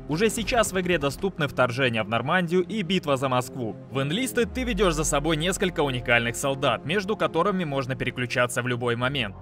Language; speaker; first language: Russian; native; Russian